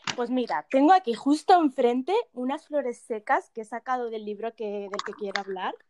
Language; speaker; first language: Spanish; early bilingual, other home language; Arabic